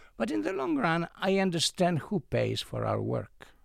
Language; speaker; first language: English; non-native, fluent; Greek